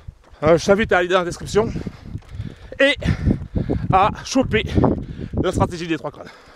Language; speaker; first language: French; native; French